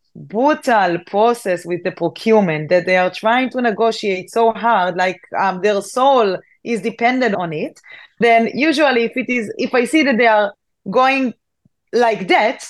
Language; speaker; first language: English; non-native, fluent; Hebrew